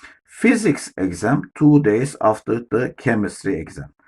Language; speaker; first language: English; non-native, fluent; Turkish